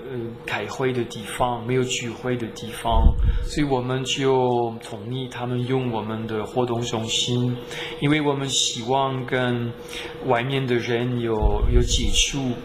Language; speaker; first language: Chinese; non-native, fluent; French